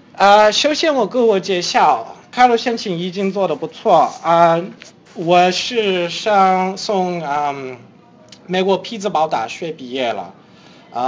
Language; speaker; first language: Chinese; non-native, fluent; English